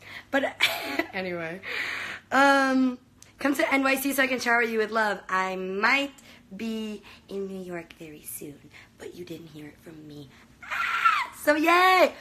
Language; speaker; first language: English; early bilingual, other home language; Spanish